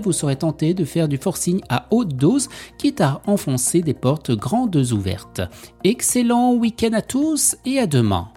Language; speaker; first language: French; native; French